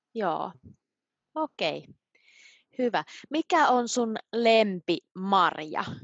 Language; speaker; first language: Finnish; native; Finnish